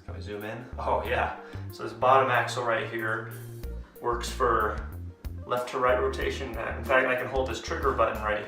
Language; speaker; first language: English; native; English